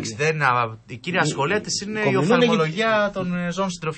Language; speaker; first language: Greek; native; Greek